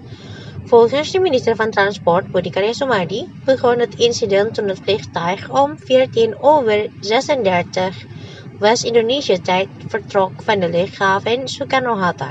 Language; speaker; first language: Dutch; non-native, fluent; Indonesian